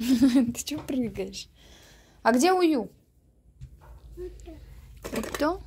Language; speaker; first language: Russian; native; Russian